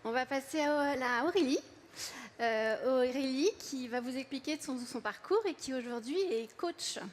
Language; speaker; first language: French; native; French